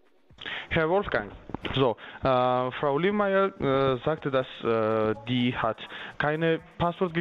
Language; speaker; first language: German; non-native, learner; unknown